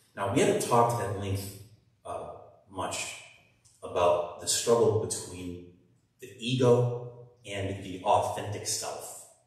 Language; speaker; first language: English; native; English